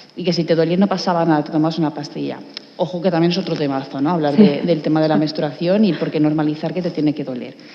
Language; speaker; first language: Spanish; non-native, local second language; Catalan